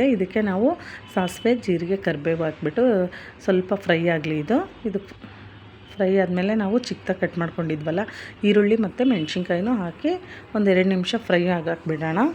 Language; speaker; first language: Kannada; native; Kannada